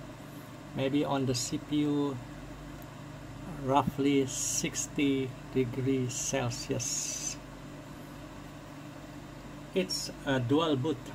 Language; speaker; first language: English; non-native, fluent; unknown